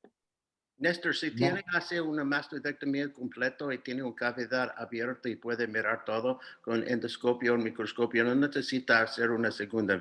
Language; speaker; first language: Spanish; non-native, fluent; English